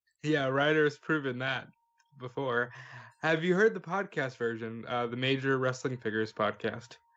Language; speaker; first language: English; native; English